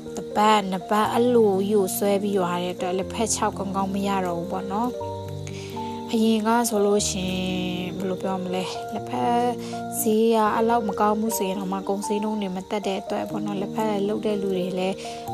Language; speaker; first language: Burmese; non-native, local second language; Pa'o Karen